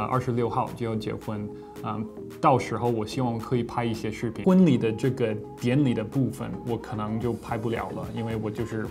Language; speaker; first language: Chinese; non-native, fluent; English